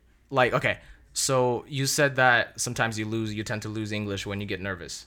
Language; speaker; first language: English; non-native, fluent; Russian